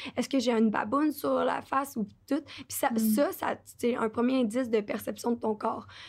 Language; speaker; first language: French; native; French